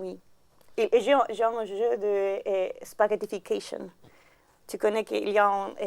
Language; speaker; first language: French; non-native, learner; Spanish